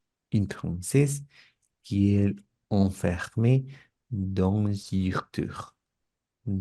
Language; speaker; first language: French; non-native, learner; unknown